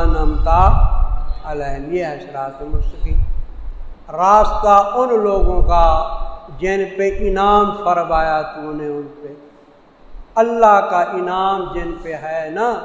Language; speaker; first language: Urdu; non-native, local second language; Saraiki